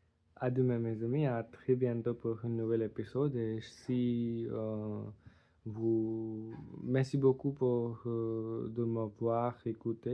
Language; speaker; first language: French; non-native, learner; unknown